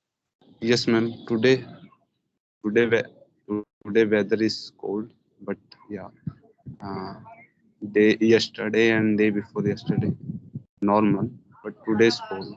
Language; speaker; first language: English; non-native, learner; Hindi